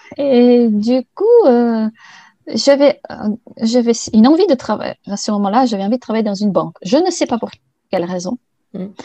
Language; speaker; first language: French; non-native, fluent; Bulgarian